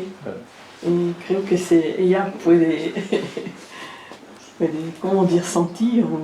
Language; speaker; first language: Spanish; non-native, learner; French